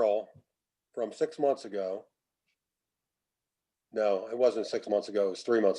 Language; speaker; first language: English; native; English